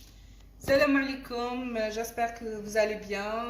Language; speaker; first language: French; non-native, local second language; Arabic